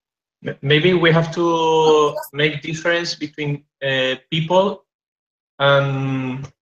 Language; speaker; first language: English; non-native, fluent; Spanish